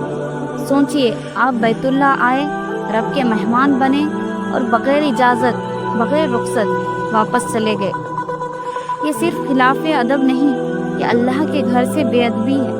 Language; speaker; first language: Urdu; native; Urdu